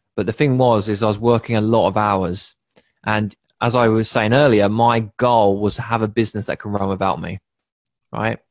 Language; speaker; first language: English; native; English